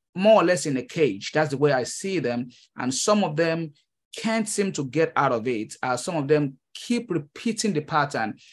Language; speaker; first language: English; non-native, local second language; Yoruba